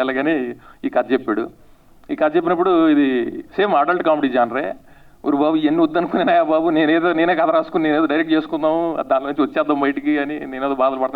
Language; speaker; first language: Telugu; native; Telugu